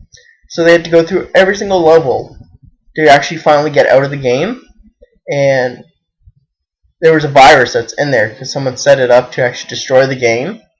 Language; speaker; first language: English; native; English